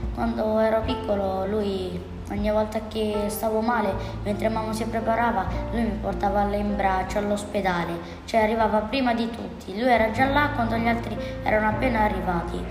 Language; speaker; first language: Italian; early bilingual, other home language; Albanian